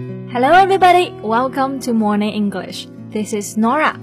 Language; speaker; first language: English; non-native, fluent; Chinese